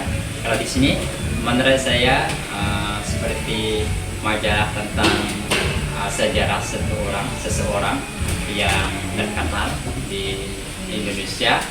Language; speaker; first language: Indonesian; non-native, learner; Khmer